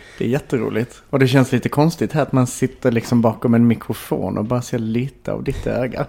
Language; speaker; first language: Swedish; native; Swedish